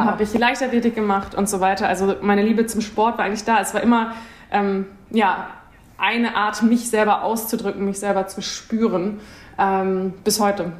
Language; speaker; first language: German; native; German